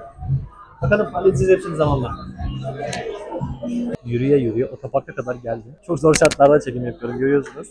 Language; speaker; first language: Turkish; native; Turkish